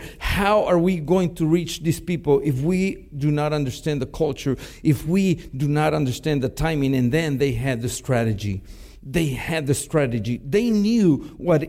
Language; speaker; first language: English; non-native, fluent; Spanish